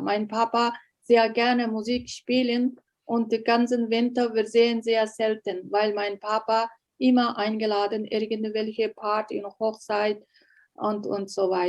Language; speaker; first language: German; non-native, learner; Uyghur